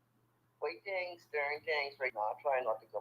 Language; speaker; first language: English; native; English